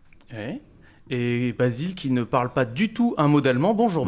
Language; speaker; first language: French; native; French